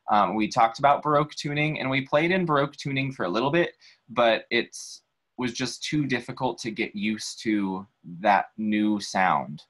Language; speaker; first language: English; native; English